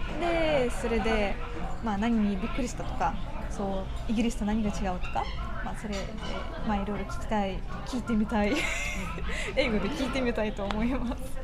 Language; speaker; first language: Japanese; non-native, fluent; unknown